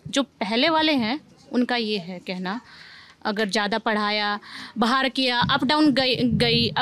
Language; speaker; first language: Hindi; native; Hindi